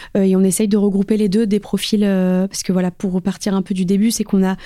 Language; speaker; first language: French; native; French